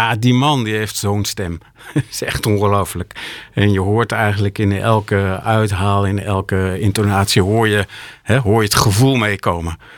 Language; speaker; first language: Dutch; native; Dutch